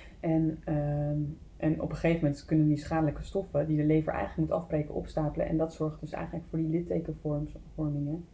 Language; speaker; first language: Dutch; native; Dutch